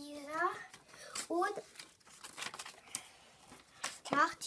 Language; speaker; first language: German; non-native, learner; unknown